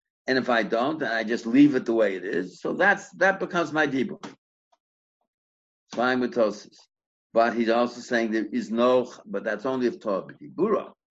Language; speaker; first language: English; native; English